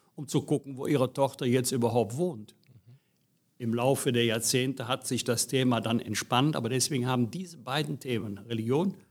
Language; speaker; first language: German; native; German